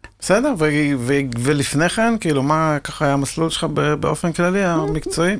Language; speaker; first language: Hebrew; native; Hebrew